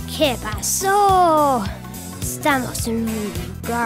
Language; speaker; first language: Spanish; non-native, learner; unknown